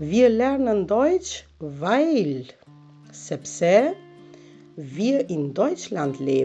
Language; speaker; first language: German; non-native, fluent; Albanian